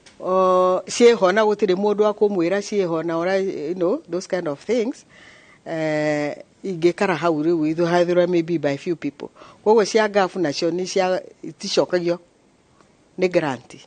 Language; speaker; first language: Kikuyu; non-native, local second language; Meru